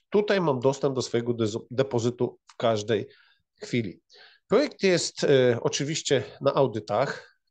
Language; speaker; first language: Polish; native; Polish